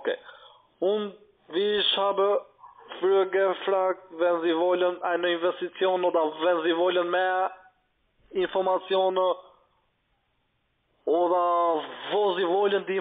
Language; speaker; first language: German; non-native, learner; Italian